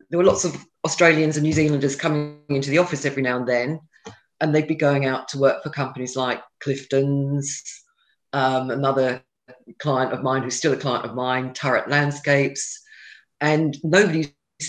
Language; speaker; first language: English; native; English